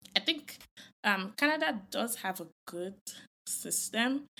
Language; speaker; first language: English; non-native, local second language; Yoruba